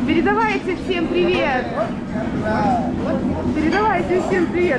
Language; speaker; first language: Russian; native; Russian